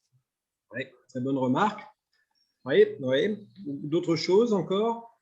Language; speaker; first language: French; native; French